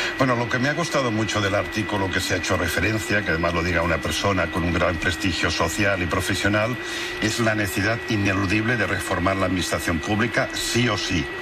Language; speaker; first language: Spanish; non-native, local second language; Catalan